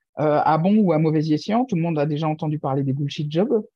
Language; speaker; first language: French; native; French